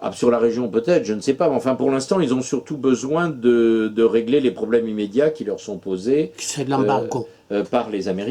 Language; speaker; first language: French; native; French